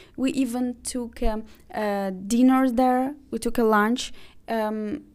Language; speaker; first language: English; non-native, fluent; Azerbaijani